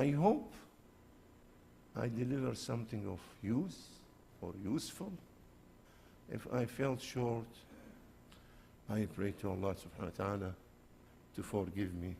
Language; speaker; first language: English; non-native, fluent; Arabic